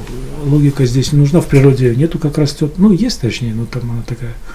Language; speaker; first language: Russian; native; Russian